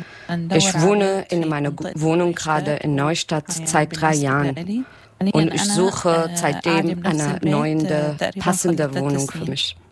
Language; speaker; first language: German; non-native, learner; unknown